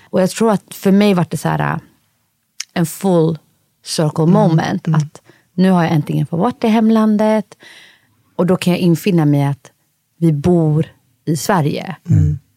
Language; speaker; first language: Swedish; early bilingual, other home language; Somali